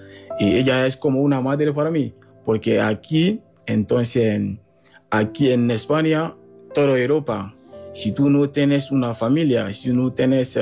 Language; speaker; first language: Spanish; non-native, learner; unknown